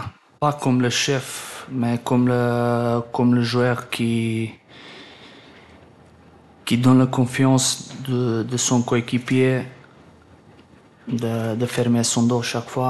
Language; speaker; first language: French; non-native, learner; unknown